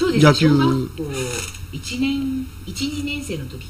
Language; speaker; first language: Japanese; native; Japanese